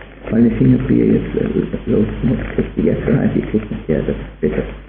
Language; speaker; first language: German; native; German